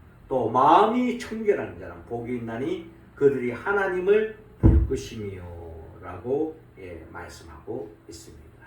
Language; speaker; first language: Korean; native; Korean